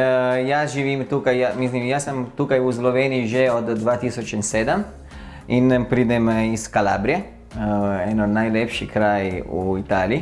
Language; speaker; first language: Slovenian; non-native, learner; Italian